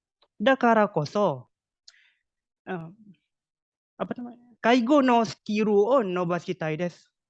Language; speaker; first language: Japanese; non-native, learner; Indonesian